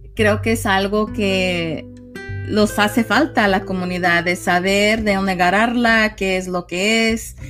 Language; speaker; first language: Spanish; early bilingual, heritage; Spanish